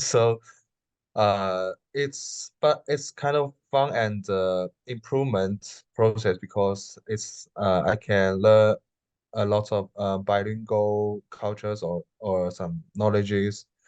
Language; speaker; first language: English; non-native, learner; Chinese